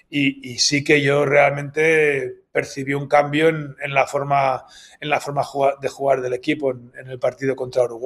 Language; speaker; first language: Spanish; native; Spanish